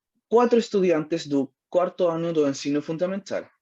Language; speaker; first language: Portuguese; non-native, learner; Spanish